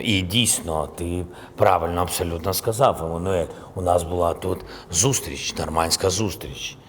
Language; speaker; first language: Ukrainian; non-native, local second language; Russian